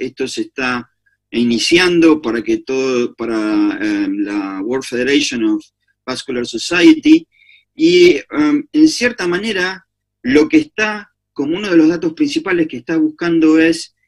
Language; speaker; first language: Spanish; native; Spanish